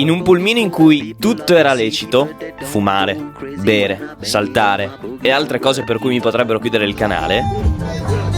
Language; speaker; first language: Italian; native; Italian